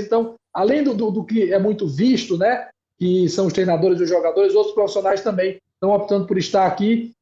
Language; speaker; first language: Portuguese; native; Portuguese